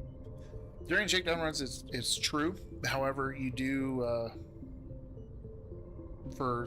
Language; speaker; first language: English; native; English